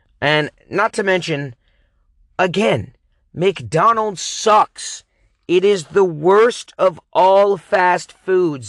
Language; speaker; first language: English; native; English